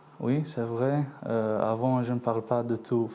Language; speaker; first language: French; non-native, learner; Arabic